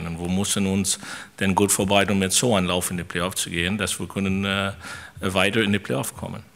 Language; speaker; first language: German; non-native, fluent; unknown